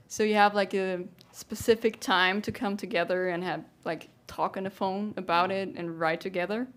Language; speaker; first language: English; non-native, fluent; German